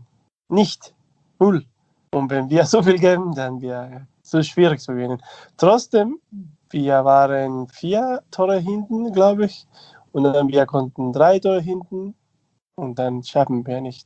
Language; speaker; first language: German; non-native, learner; Spanish